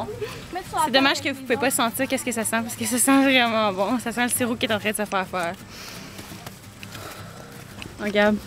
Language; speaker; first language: French; native; French